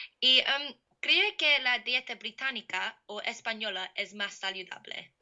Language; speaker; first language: Spanish; non-native, learner; English